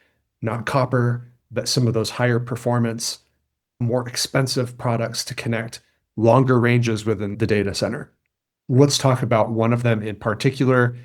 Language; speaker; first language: English; native; English